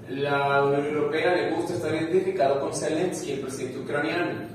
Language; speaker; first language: Spanish; native; Spanish